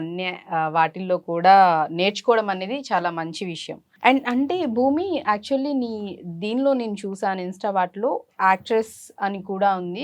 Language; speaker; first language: Telugu; native; Telugu